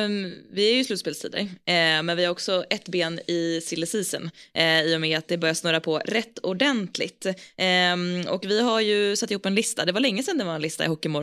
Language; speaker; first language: Swedish; native; Swedish